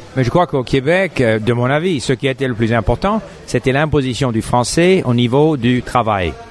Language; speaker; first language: French; non-native, fluent; English